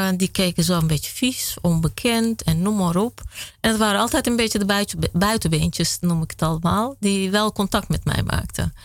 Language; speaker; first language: Dutch; early bilingual, other home language; Kurdish